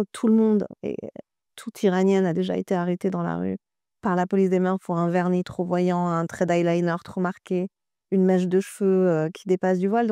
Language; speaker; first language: French; early bilingual, other home language; Persian